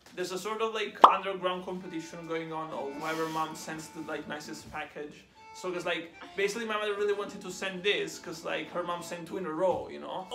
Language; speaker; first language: English; non-native, fluent; Italian